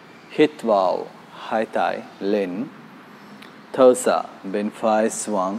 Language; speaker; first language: Vietnamese; non-native, learner; Bangla